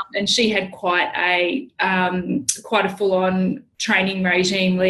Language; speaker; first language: English; native; English